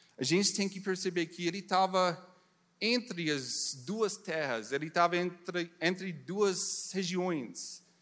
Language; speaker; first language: Portuguese; non-native, learner; English